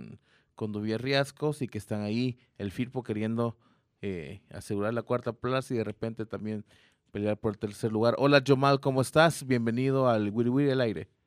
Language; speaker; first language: Spanish; native; Spanish